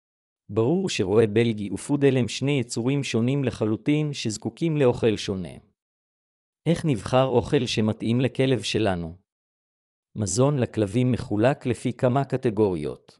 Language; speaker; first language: Hebrew; native; Hebrew